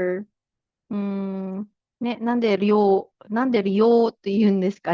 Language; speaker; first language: Japanese; non-native, fluent; Filipino